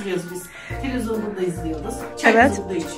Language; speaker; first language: Turkish; native; Turkish